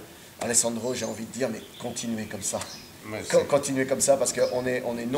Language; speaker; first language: French; native; French